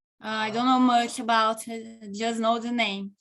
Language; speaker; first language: English; non-native, local second language; Portuguese